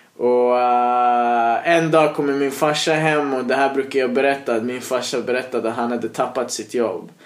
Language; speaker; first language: Swedish; early bilingual, other home language; Persian